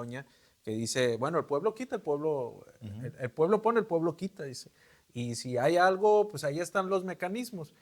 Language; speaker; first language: Spanish; native; Spanish